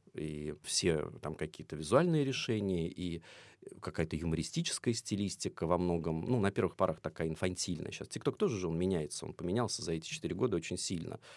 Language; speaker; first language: Russian; native; Russian